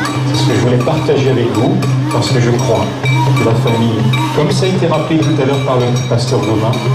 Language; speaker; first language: French; native; French